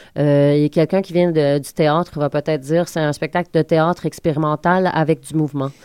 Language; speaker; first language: French; native; French